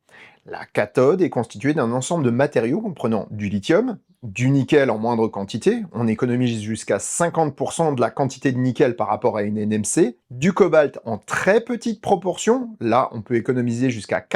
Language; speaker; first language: French; native; French